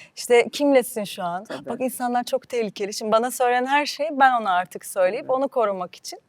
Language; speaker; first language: Turkish; early bilingual, heritage; Turkish